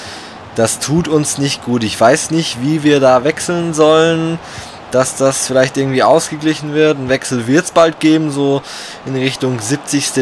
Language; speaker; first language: German; native; German